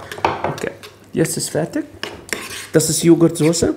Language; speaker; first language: German; non-native, fluent; Arabic